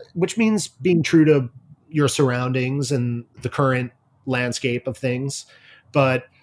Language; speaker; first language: English; native; English